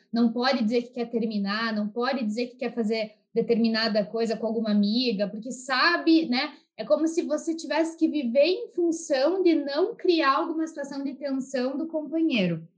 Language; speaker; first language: Portuguese; native; Portuguese